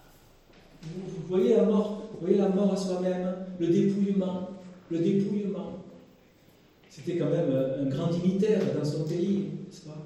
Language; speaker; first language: French; native; French